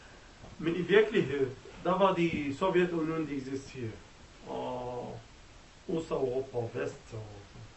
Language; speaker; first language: Danish; non-native, learner; Arabic